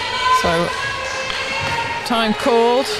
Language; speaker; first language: English; native; English